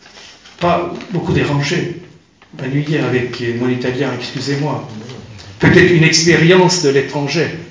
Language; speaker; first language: French; non-native, fluent; Turkish